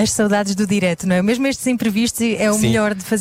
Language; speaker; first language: Portuguese; native; Portuguese